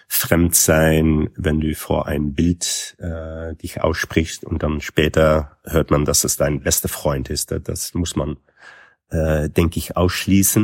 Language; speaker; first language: German; non-native, fluent; Dutch